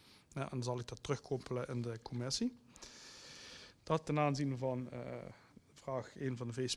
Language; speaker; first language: Dutch; native; Dutch